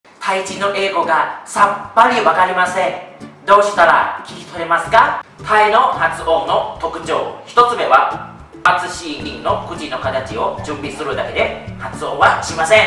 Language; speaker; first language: Japanese; non-native, fluent; Thai